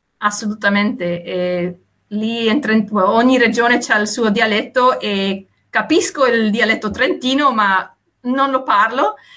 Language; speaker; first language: Italian; non-native, fluent; Spanish